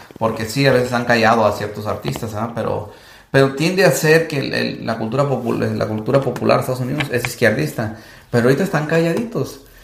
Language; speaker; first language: Spanish; early bilingual, heritage; Spanish